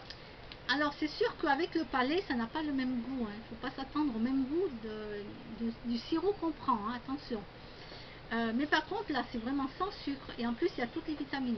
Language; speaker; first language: French; native; French